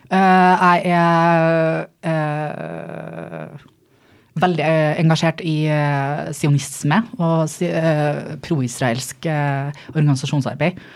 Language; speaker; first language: Norwegian; native; Norwegian